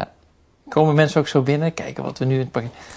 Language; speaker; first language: Dutch; native; Dutch